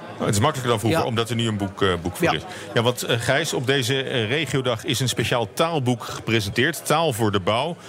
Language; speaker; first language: Dutch; native; Dutch